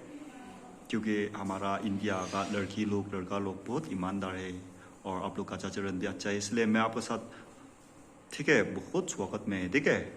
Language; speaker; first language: Hindi; non-native, local second language; Tangkhul Naga (India)